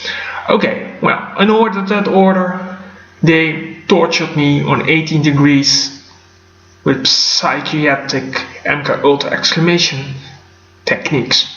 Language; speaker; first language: English; non-native, fluent; Dutch